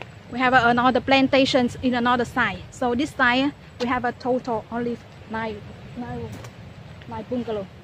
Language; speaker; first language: English; non-native, learner; Vietnamese